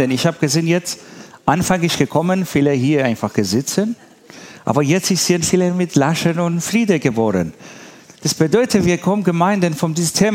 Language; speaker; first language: German; non-native, learner; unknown